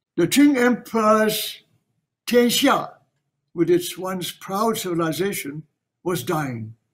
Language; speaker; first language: English; non-native, local second language; Chinese